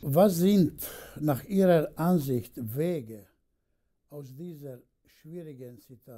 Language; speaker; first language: German; non-native, learner; Slovenian